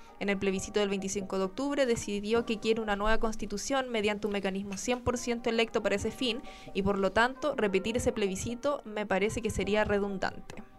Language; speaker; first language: Spanish; native; Spanish